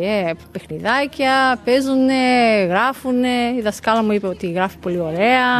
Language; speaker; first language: Greek; early bilingual, heritage; English